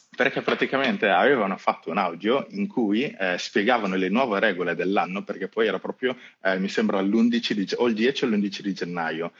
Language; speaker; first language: Italian; early bilingual, other home language; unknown